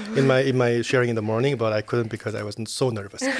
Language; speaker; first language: English; non-native, fluent; Korean